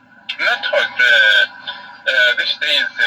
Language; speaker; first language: English; non-native, learner; Arabic